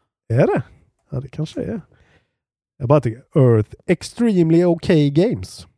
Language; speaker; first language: Swedish; native; Swedish